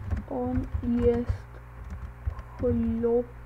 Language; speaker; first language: Polish; non-native, learner; Czech